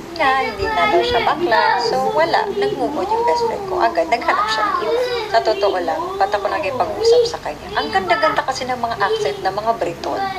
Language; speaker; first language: Filipino; non-native, local second language; Cebuano